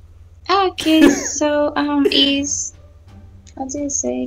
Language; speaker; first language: English; non-native, learner; Spanish